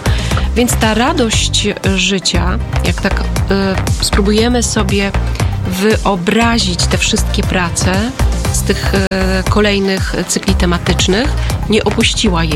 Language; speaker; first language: Polish; native; Polish